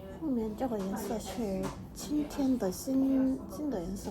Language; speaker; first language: Chinese; non-native, learner; Korean